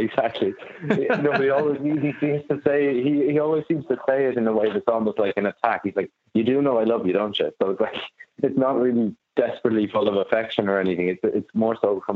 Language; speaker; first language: English; native; English